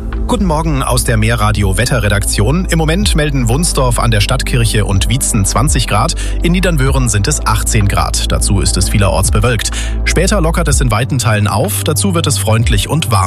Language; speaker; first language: German; native; German